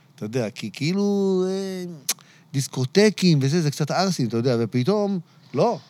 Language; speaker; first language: Hebrew; early bilingual, other home language; Arabic